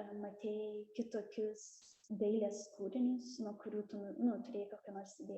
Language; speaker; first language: Lithuanian; early bilingual, heritage; Russian